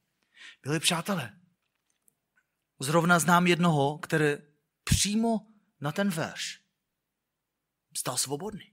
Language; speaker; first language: Czech; non-native, fluent; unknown